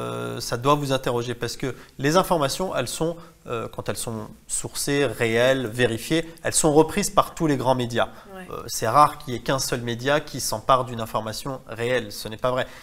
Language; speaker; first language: French; native; French